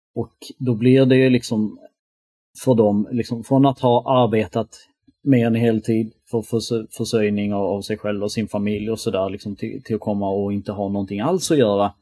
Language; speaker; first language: Swedish; early bilingual, other home language; Albanian